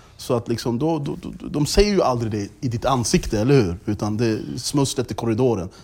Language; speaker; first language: Swedish; native; Swedish